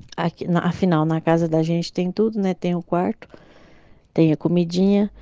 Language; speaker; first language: Portuguese; native; Portuguese